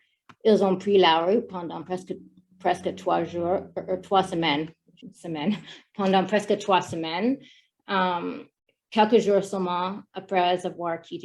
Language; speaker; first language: French; non-native, learner; English